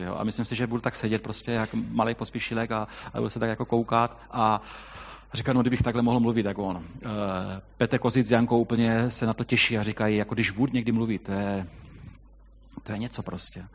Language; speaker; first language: Czech; native; Czech